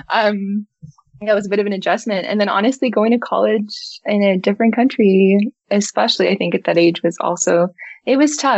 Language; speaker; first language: English; native; English